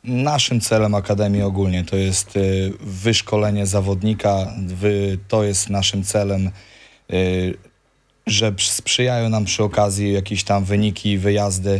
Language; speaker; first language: Polish; native; Polish